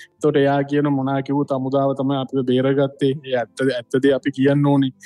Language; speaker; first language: Sinhala; non-native, local second language; Tamil